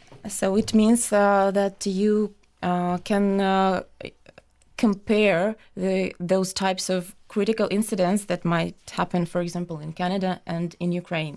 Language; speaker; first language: English; non-native, fluent; Ukrainian